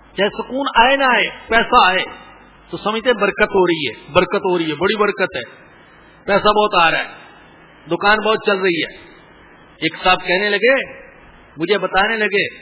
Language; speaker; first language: Urdu; non-native, local second language; Punjabi